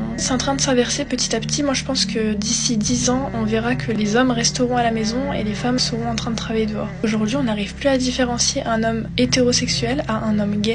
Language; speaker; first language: French; native; French